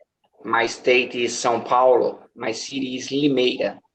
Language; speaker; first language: English; non-native, learner; Portuguese